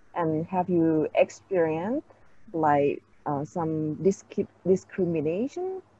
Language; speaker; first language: English; non-native, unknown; Thai